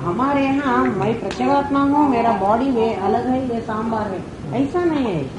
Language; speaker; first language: Hindi; non-native, local second language; Telugu